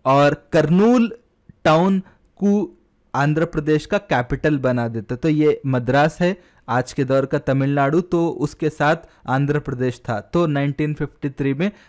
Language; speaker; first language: Hindi; non-native, local second language; Urdu